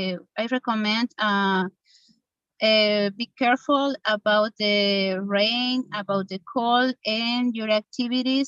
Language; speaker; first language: English; non-native, learner; Spanish